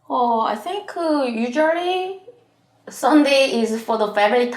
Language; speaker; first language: English; non-native, learner; Korean